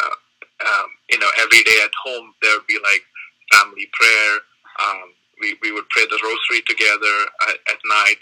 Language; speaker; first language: English; non-native, local second language; Malayalam